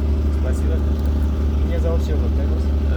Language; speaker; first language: Russian; non-native, local second language; Uzbek